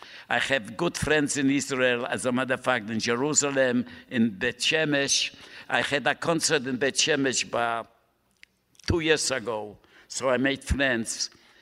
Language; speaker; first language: English; non-native, fluent; Polish